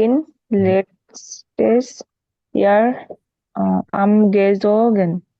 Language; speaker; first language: German; non-native, learner; Bangla